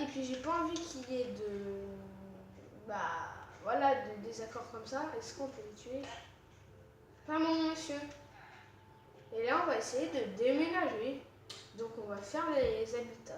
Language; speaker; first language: French; native; French